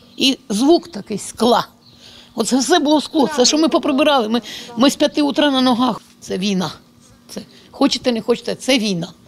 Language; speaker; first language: Ukrainian; native; Ukrainian